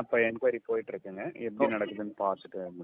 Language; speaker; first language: Tamil; native; Tamil